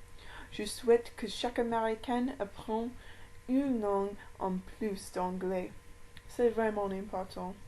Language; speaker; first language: French; non-native, learner; English